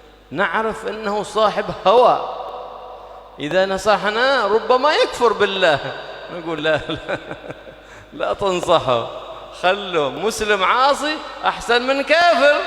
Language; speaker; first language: Arabic; native; Arabic